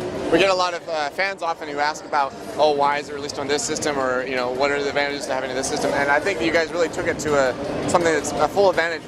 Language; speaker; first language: English; native; English